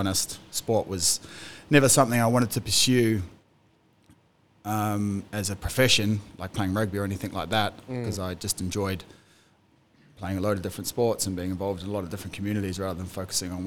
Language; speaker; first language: English; native; English